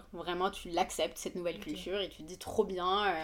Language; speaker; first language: French; non-native, fluent; Arabic